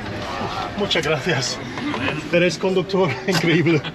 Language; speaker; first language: Spanish; non-native, learner; English